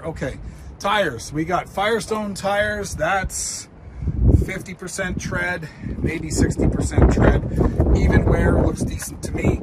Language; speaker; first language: English; native; English